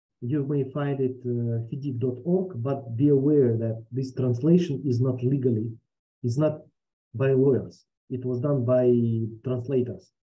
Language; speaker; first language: English; non-native, fluent; Russian